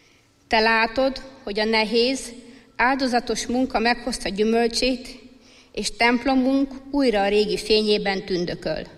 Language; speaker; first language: Hungarian; native; Hungarian